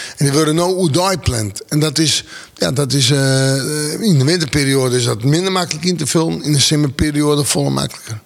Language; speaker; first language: Dutch; non-native, local second language; Western Frisian